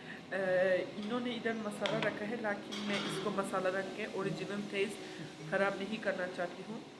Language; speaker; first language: Hindi; non-native, fluent; Turkish